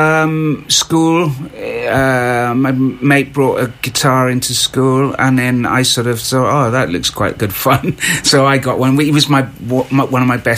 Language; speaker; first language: English; native; English